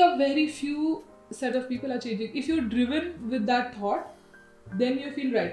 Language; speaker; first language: English; non-native, local second language; Hindi